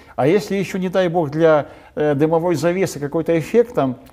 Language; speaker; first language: Russian; non-native, local second language; Ukrainian